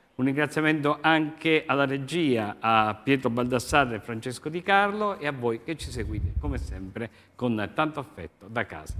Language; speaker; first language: Italian; native; Italian